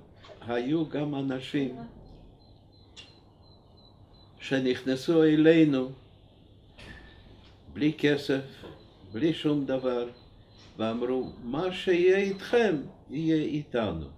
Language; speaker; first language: Hebrew; non-native, fluent; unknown